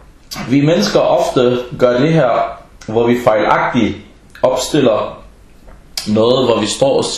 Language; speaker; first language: Danish; early bilingual, other home language; Arabic